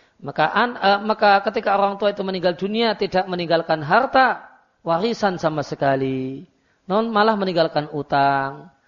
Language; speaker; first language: Indonesian; non-native, local second language; Javanese